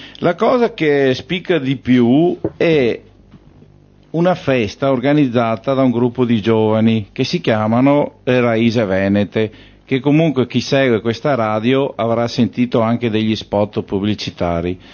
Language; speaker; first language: Italian; native; Italian